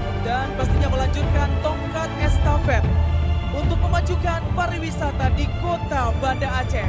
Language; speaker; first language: Indonesian; native; Indonesian